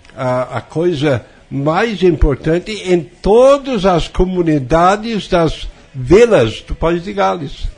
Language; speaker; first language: Portuguese; non-native, fluent; English